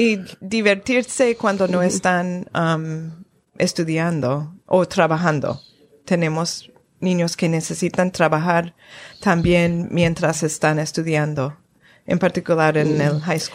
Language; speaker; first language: Spanish; non-native, fluent; English